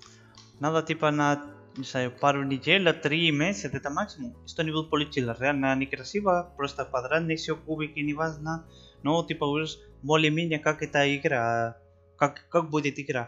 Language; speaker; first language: Russian; non-native, learner; Spanish